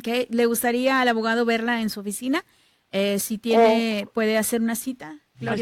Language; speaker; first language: Spanish; native; Spanish